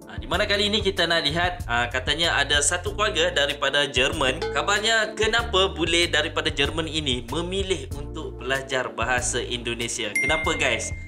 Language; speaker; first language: Malay; native; Malay